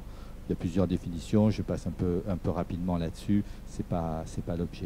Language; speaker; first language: French; native; French